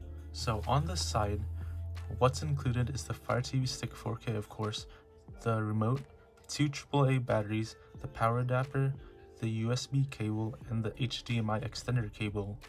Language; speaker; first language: English; native; English